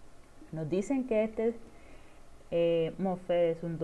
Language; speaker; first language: Spanish; native; Spanish